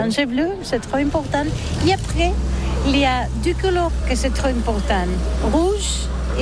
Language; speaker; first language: French; non-native, learner; Catalan